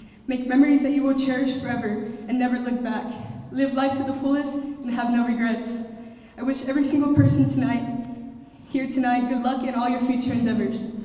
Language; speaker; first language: English; early bilingual, other home language; Spanish